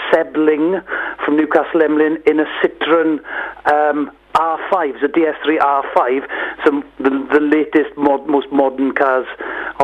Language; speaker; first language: English; native; English